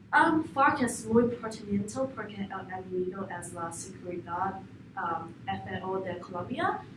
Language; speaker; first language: Spanish; non-native, learner; English